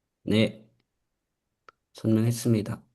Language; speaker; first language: Korean; non-native, learner; Vietnamese